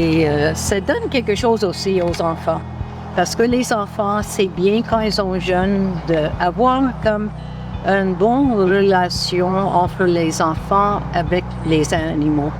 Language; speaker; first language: French; non-native, local second language; English